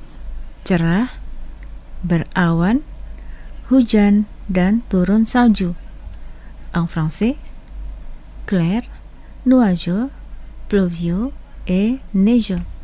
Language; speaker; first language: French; non-native, fluent; Indonesian